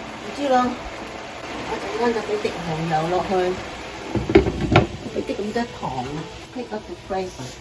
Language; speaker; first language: Cantonese; native; Cantonese